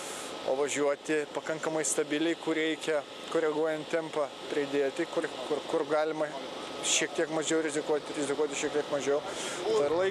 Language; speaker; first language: Lithuanian; native; Lithuanian